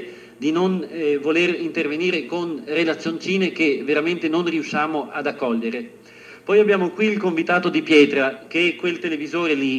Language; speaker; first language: Italian; native; Italian